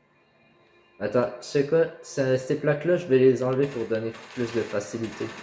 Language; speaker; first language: French; native; French